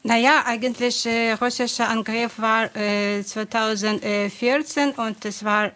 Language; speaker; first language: German; non-native, fluent; Ukrainian